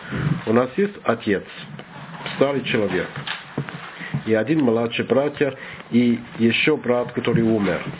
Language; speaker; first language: Russian; non-native, learner; English